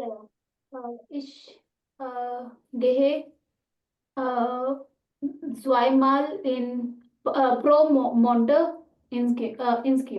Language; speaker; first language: German; non-native, learner; Urdu